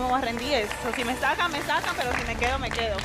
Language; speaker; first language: Spanish; native; Spanish